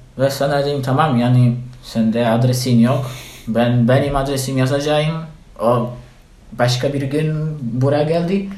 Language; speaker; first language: Turkish; non-native, learner; Polish